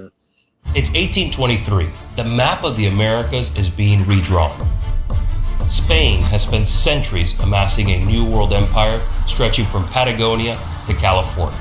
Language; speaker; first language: English; native; English